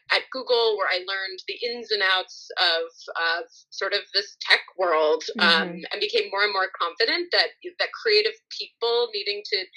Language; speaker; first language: English; native; English